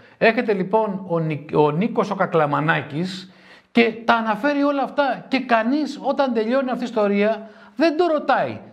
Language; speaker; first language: Greek; native; Greek